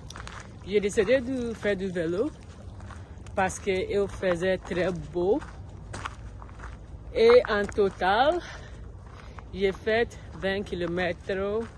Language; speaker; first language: French; non-native, learner; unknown